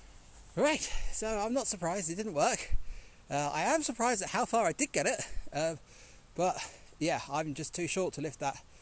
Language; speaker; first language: English; native; English